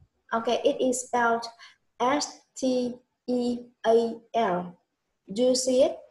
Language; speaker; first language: English; non-native, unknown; Vietnamese